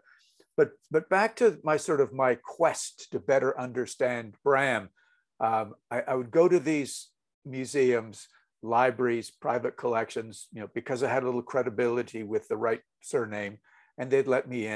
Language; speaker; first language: English; native; English